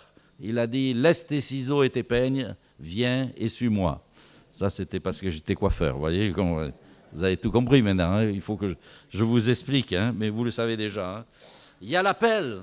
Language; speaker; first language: French; native; French